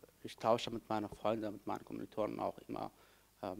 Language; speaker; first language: German; non-native, fluent; Kurdish